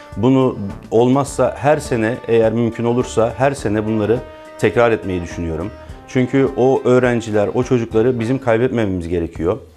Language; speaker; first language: Turkish; native; Turkish